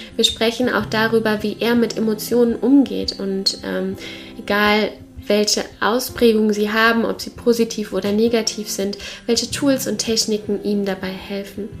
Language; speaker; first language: German; native; German